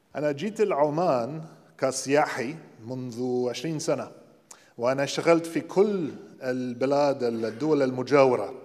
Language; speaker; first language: Arabic; non-native, fluent; English